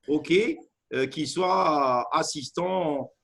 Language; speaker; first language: French; non-native, local second language; Arabic